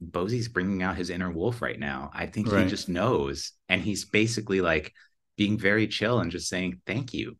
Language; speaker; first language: English; native; English